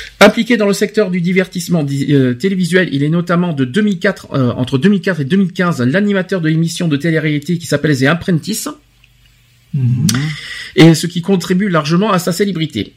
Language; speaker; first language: French; native; French